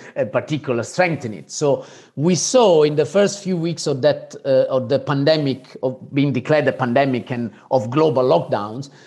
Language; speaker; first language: English; non-native, fluent; Italian